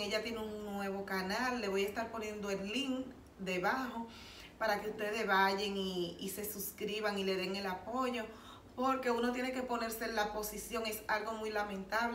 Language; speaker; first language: Spanish; native; Spanish